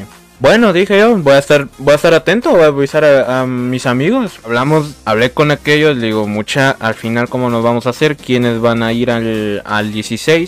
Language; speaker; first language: Spanish; native; Spanish